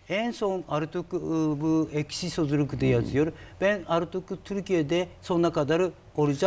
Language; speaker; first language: Turkish; non-native, learner; Japanese